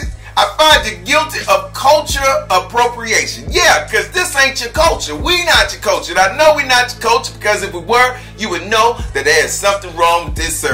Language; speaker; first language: English; native; English